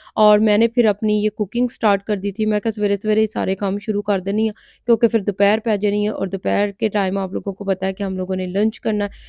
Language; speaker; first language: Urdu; non-native, local second language; Punjabi